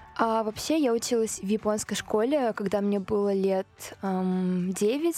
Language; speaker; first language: Russian; early bilingual, other home language; Japanese